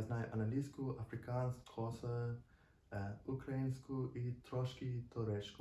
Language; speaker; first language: Ukrainian; non-native, learner; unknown